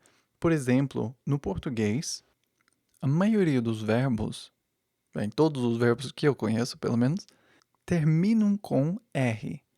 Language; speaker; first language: Portuguese; non-native, fluent; English